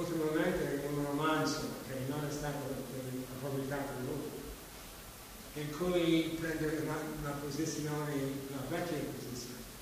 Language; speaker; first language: Italian; non-native, fluent; English